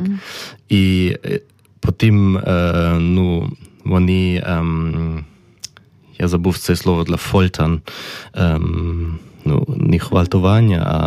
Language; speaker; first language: Ukrainian; early bilingual, heritage; German